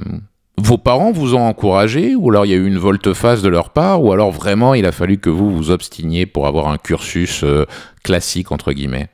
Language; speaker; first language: French; native; French